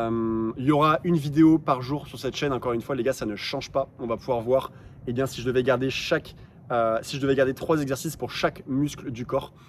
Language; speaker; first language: French; native; French